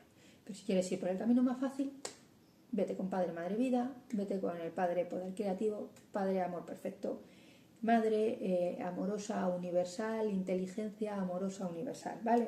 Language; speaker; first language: Spanish; native; Spanish